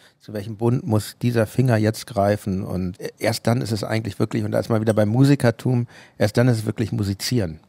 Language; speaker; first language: German; native; German